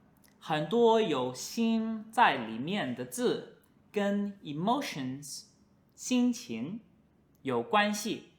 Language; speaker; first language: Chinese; non-native, fluent; English